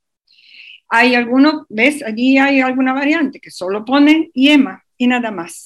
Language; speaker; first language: Spanish; non-native, fluent; Italian